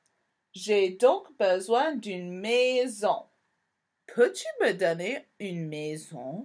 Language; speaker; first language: French; non-native, fluent; English